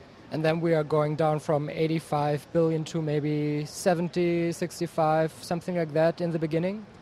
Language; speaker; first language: English; non-native, fluent; German